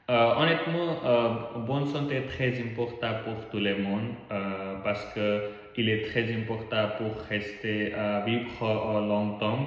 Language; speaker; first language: French; non-native, learner; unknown